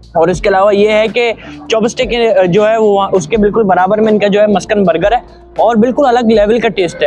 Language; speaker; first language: Urdu; native; Urdu